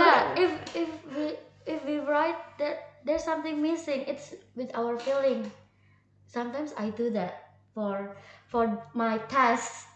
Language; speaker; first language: English; non-native, learner; Indonesian